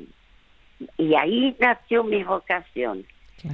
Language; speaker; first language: Spanish; early bilingual, other home language; French